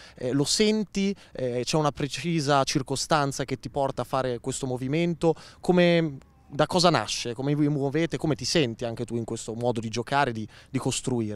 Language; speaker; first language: Italian; native; Italian